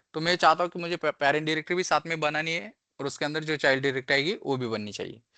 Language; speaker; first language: Hindi; non-native, local second language; Marathi